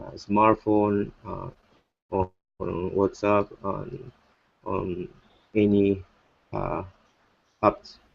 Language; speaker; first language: English; non-native, learner; Spanish